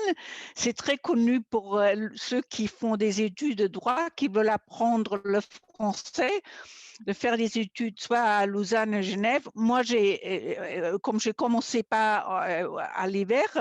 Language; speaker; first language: French; non-native, fluent; German